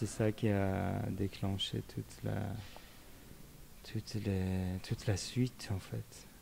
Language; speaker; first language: French; non-native, fluent; Persian